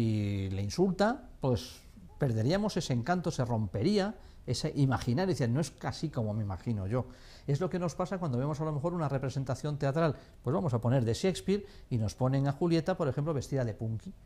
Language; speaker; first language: Spanish; native; Spanish